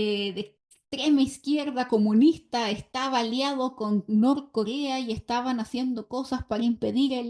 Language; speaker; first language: Spanish; native; Spanish